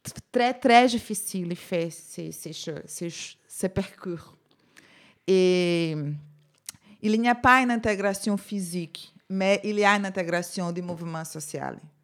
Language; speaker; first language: French; non-native, learner; Portuguese